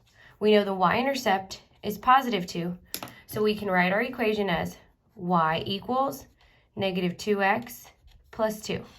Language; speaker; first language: English; native; English